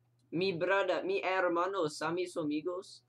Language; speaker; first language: Spanish; non-native, learner; English